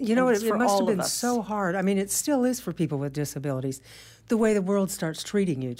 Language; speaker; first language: English; native; English